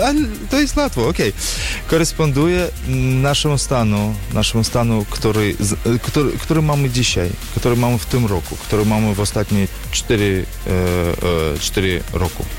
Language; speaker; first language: Polish; non-native, learner; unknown